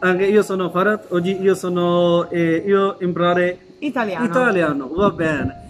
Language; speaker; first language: Italian; non-native, learner; Urdu